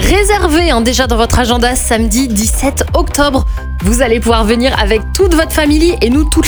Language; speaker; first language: French; native; French